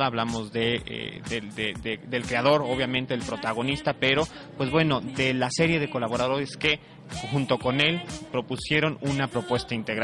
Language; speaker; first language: Spanish; native; Spanish